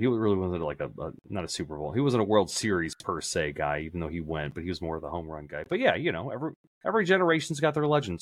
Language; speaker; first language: English; native; English